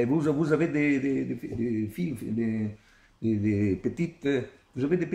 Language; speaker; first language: French; non-native, learner; Italian